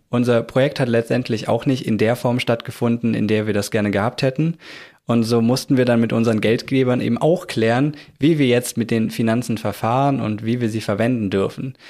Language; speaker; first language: German; native; German